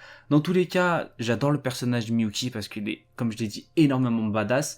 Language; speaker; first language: French; native; French